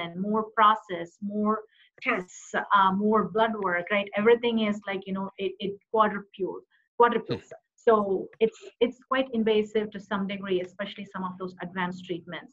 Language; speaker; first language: English; non-native, local second language; Tamil